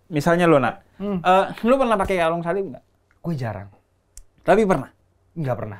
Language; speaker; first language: Indonesian; native; Indonesian